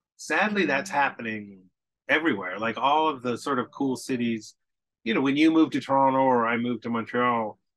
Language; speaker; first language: English; native; English